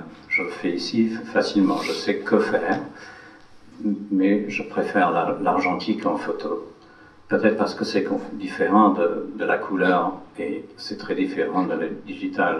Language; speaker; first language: French; non-native, fluent; English